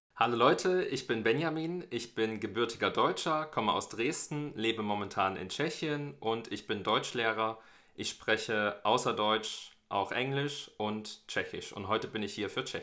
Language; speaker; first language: German; native; German